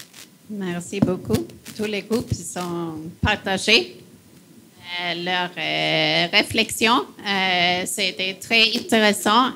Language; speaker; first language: French; non-native, fluent; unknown